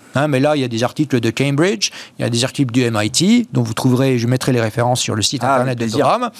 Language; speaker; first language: French; native; French